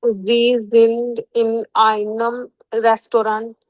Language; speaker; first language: German; non-native, learner; Hindi